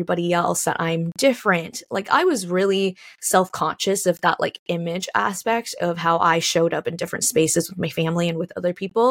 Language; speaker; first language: English; early bilingual, other home language; Chinese